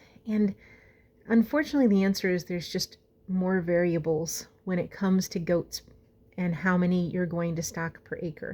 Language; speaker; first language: English; native; English